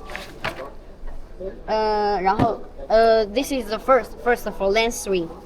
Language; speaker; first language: English; non-native, learner; Chinese